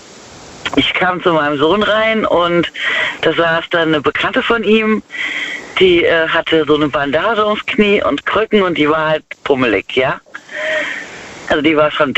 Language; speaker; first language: German; native; German